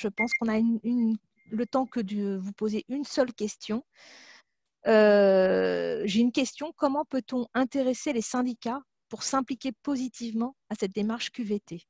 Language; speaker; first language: French; native; French